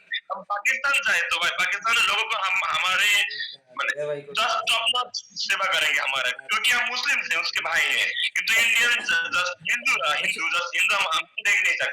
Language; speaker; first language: Hindi; non-native, learner; Bangla